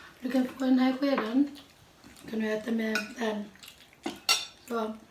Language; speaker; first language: Swedish; non-native, learner; Thai